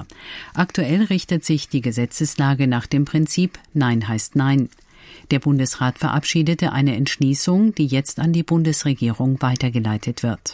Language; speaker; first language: German; native; German